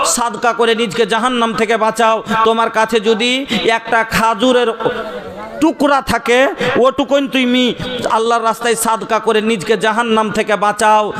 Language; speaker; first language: Bangla; non-native, local second language; Bhojpuri